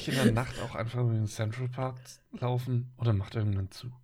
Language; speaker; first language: German; native; German